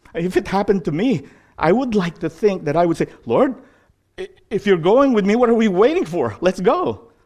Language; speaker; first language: English; non-native, local second language; Filipino